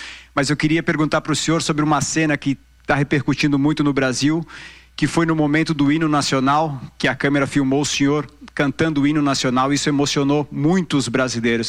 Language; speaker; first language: Portuguese; native; Portuguese